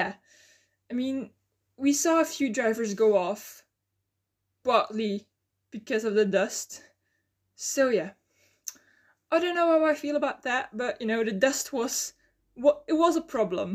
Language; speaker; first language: English; non-native, fluent; Dutch